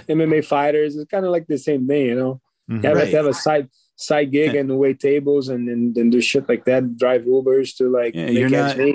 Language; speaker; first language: English; non-native, fluent; Portuguese